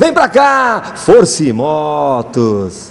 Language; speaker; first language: Portuguese; native; Portuguese